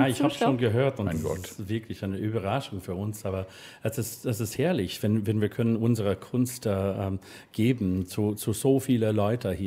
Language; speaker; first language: German; non-native, fluent; English